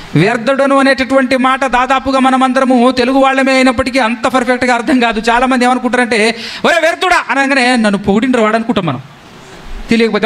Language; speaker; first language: Telugu; native; Telugu